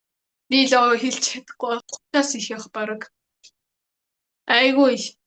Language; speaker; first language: Mongolian; early bilingual, heritage; Mongolian